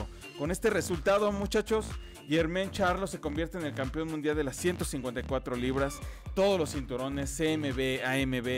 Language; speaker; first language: Spanish; native; Spanish